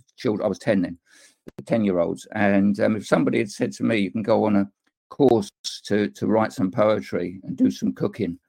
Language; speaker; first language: English; native; English